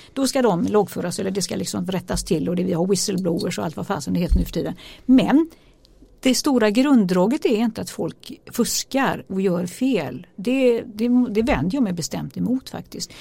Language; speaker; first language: Swedish; native; Swedish